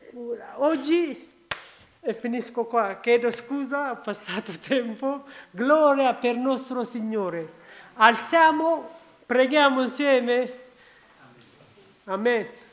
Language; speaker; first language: Italian; non-native, learner; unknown